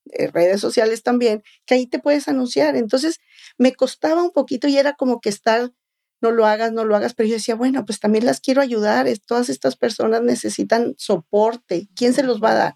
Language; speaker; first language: Spanish; native; Spanish